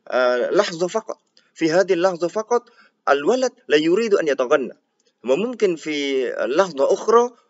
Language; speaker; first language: Arabic; non-native, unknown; Indonesian